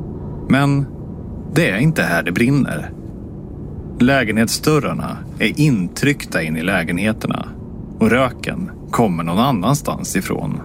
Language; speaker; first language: Swedish; native; Swedish